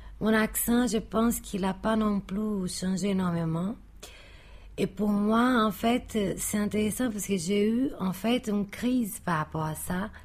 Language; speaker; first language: French; non-native, fluent; Portuguese